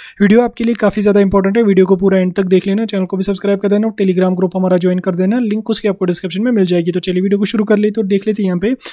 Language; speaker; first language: Hindi; non-native, local second language; Kashmiri